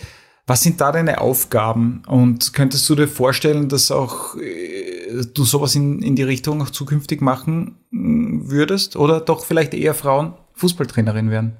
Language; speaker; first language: German; native; German